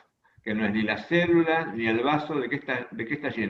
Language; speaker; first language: Spanish; native; Spanish